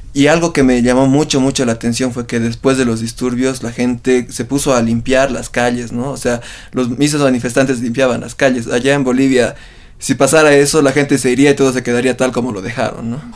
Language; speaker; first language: Spanish; native; Spanish